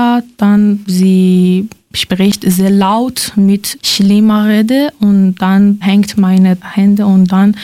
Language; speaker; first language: German; non-native, learner; Persian